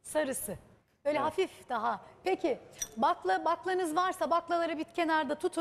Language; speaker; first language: Turkish; native; Turkish